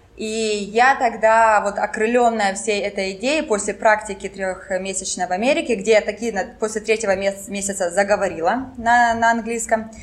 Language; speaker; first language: Russian; non-native, local second language; French